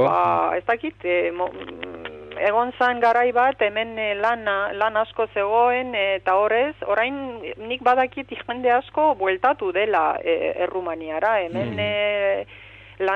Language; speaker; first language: Basque; non-native, fluent; Romanian